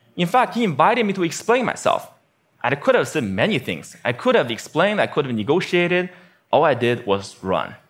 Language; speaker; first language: English; non-native, fluent; Chinese